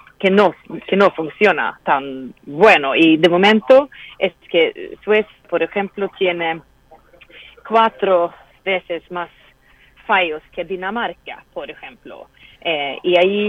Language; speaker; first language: Spanish; non-native, fluent; Swedish